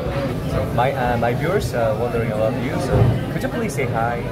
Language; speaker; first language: English; non-native, learner; Korean